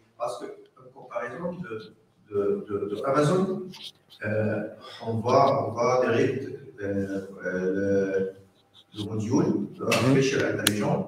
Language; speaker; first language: French; non-native, learner; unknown